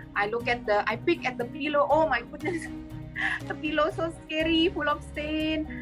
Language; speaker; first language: English; non-native, fluent; Indonesian